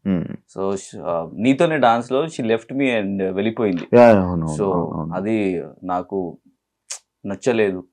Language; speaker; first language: Telugu; non-native, learner; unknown